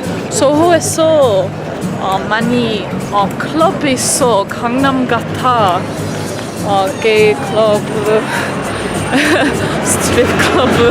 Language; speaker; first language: Korean; non-native, learner; English